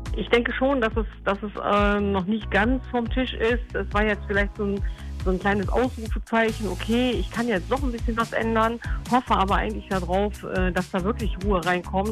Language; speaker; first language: German; native; German